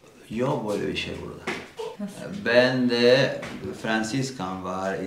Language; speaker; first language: Turkish; non-native, learner; Spanish